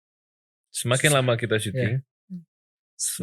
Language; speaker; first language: Indonesian; native; Indonesian